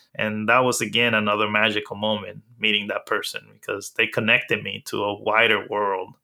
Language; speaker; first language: English; early bilingual, other home language; Spanish